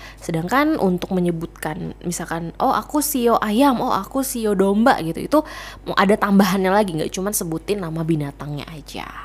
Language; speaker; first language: Indonesian; native; Indonesian